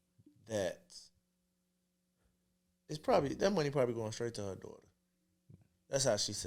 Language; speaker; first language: English; native; English